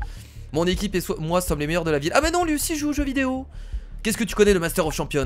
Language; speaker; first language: French; native; French